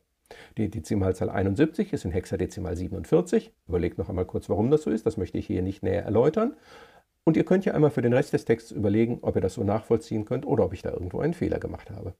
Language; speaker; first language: German; native; German